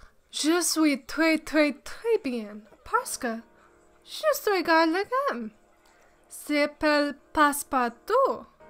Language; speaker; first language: French; non-native, learner; English